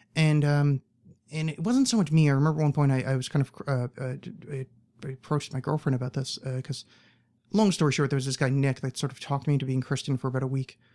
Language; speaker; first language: English; native; English